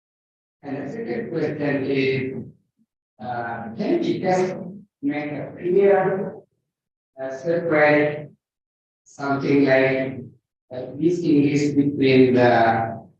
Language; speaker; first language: English; non-native, fluent; Indonesian